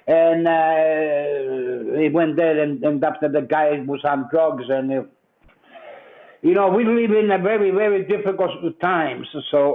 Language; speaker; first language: English; non-native, fluent; Italian